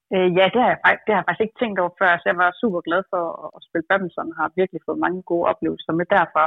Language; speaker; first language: Danish; native; Danish